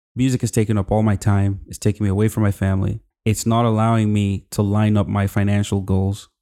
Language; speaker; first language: English; non-native, local second language; Yoruba